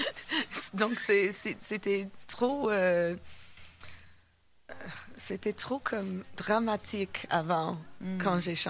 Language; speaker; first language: French; non-native, fluent; English